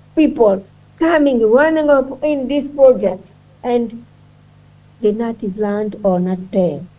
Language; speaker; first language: English; non-native, learner; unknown